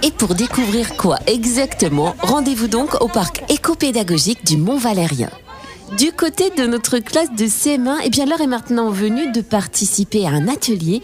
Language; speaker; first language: French; native; French